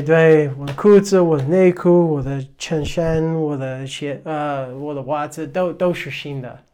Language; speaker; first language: Chinese; non-native, fluent; English